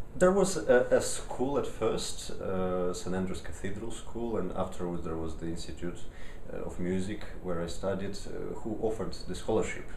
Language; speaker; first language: English; early bilingual, other home language; Ukrainian